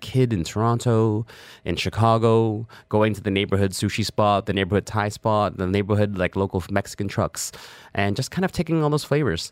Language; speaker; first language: English; native; English